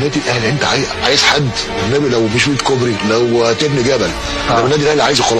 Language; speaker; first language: Arabic; native; Arabic